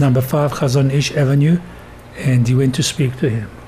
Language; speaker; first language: English; native; English